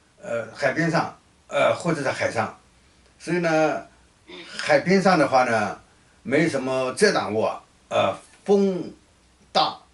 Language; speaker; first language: Chinese; native; Chinese